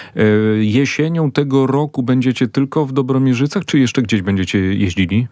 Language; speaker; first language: Polish; native; Polish